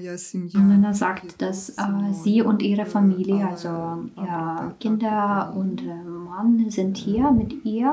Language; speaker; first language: German; non-native, fluent; Ukrainian